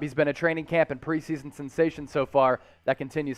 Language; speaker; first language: English; native; English